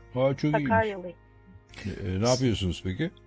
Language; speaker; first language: Turkish; native; Turkish